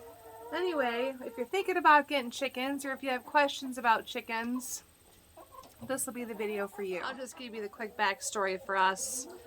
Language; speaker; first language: English; native; English